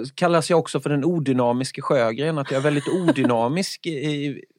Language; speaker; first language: Swedish; native; Swedish